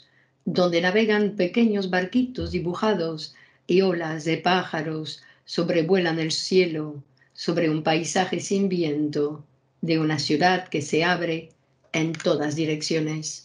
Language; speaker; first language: Spanish; native; Spanish